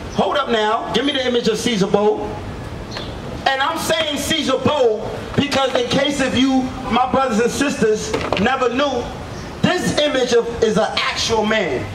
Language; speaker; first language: English; native; English